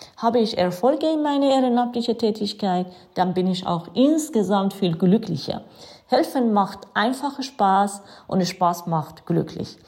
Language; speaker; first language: German; non-native, fluent; Persian